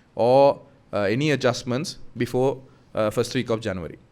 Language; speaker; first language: English; non-native, local second language; Sinhala